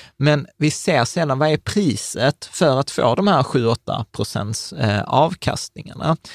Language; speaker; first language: Swedish; native; Swedish